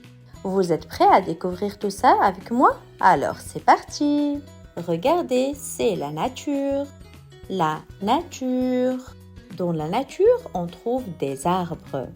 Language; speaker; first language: French; non-native, local second language; Arabic